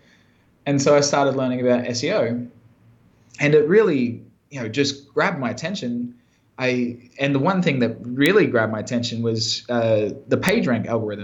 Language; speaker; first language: English; native; English